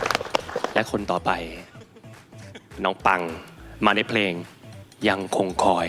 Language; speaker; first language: Thai; native; Thai